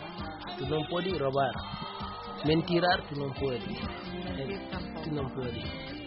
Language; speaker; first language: Spanish; non-native, learner; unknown